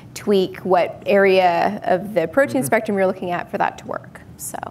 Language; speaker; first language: English; native; English